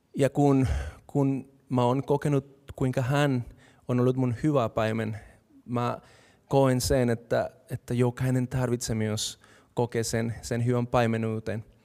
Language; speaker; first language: Finnish; non-native, fluent; Spanish